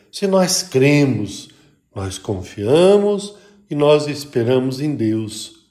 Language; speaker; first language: Portuguese; native; Portuguese